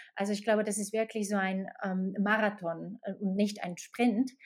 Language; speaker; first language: German; non-native, fluent; Slovak